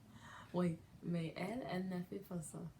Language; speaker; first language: French; non-native, learner; English